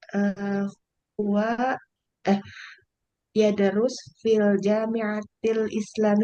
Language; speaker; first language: Arabic; non-native, learner; Indonesian